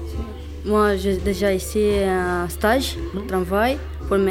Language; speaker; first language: French; non-native, learner; Romanian